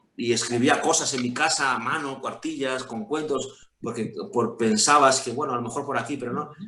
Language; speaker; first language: Spanish; native; Spanish